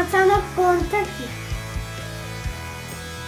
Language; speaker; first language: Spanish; early bilingual, heritage; English